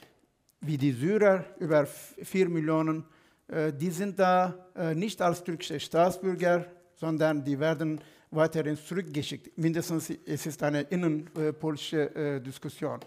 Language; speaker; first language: German; non-native, fluent; Turkish